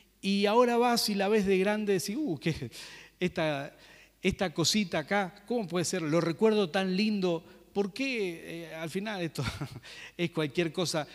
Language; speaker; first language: Spanish; native; Spanish